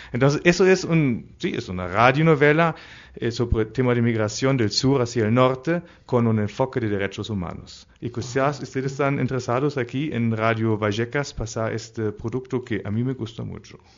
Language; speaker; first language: Spanish; non-native, fluent; German